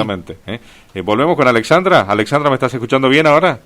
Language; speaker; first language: Spanish; native; Spanish